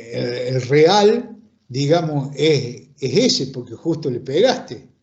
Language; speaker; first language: Spanish; native; Spanish